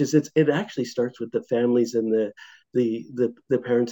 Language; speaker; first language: English; native; English